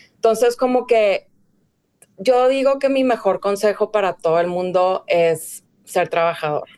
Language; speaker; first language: Spanish; native; Spanish